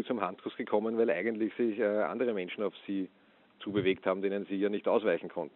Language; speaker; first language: German; native; German